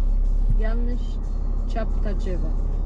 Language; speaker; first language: Turkish; non-native, fluent; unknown